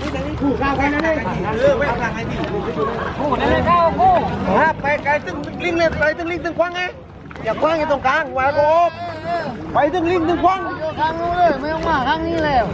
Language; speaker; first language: Thai; native; Thai